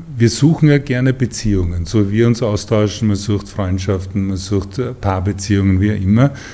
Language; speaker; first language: German; native; German